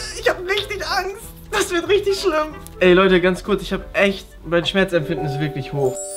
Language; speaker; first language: German; early bilingual, other home language; Italian